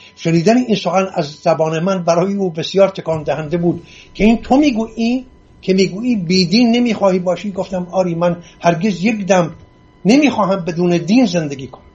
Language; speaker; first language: Persian; non-native, local second language; Assyrian Neo-Aramaic